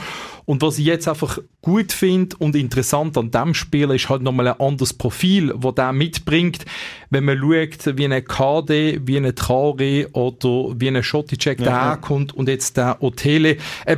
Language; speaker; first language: German; native; German